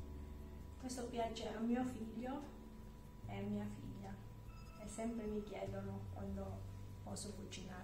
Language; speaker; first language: Italian; non-native, learner; Filipino